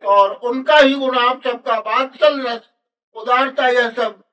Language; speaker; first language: Hindi; native; Hindi